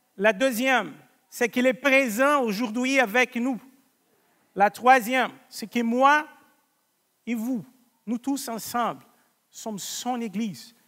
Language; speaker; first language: French; non-native, fluent; Portuguese